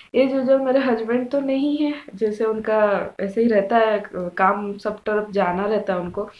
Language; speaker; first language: Hindi; non-native, local second language; Odia